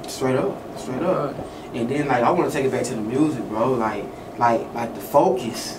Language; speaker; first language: English; native; English